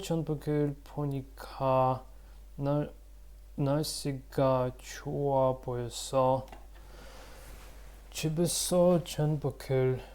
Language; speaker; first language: Korean; non-native, learner; Russian